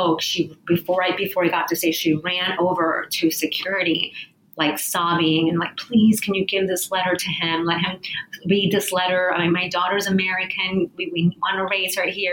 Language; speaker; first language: English; early bilingual, other home language; Spanish